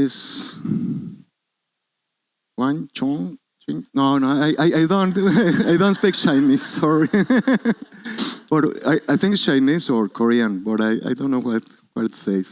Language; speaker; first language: English; non-native, learner; Spanish